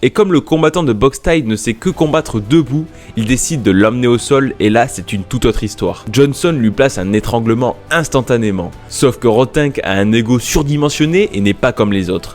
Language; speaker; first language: French; native; French